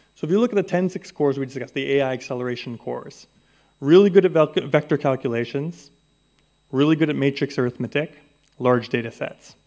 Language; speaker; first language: English; native; English